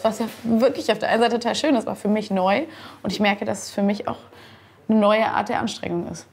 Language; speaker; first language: German; native; German